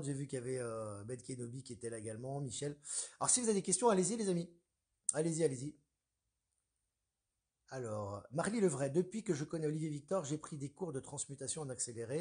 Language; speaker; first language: French; native; French